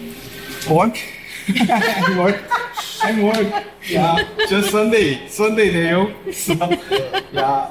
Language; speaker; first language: English; non-native, learner; Korean